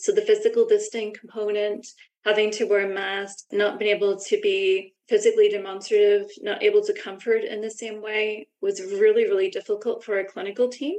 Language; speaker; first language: English; native; English